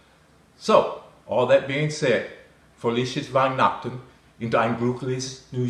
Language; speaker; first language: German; non-native, learner; English